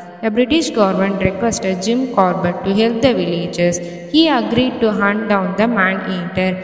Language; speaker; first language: English; non-native, local second language; Tamil